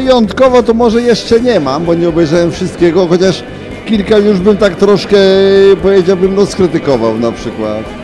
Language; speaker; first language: Polish; native; Polish